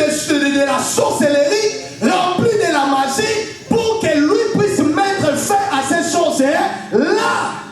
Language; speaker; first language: French; non-native, local second language; Lingala